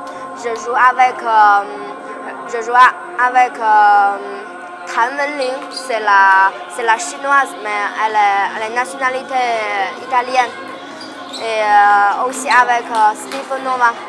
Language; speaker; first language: French; non-native, learner; Chinese